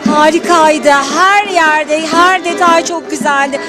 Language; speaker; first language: Turkish; native; Turkish